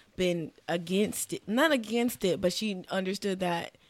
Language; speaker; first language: English; native; English